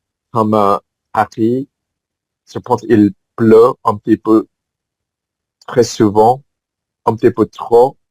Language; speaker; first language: French; non-native, fluent; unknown